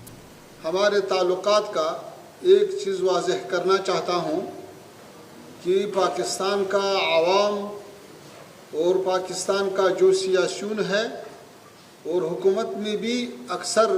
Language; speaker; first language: Hindi; non-native, fluent; Pashto